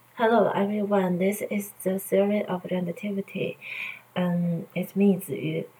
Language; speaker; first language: English; non-native, learner; Chinese